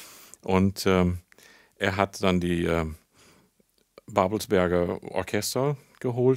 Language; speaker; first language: German; non-native, fluent; English